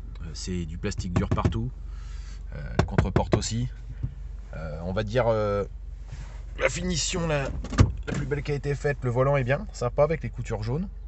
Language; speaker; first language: French; native; French